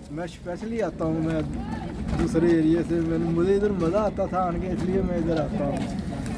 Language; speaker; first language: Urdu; non-native, local second language; Punjabi